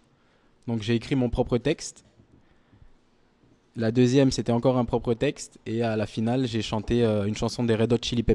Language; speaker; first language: French; native; French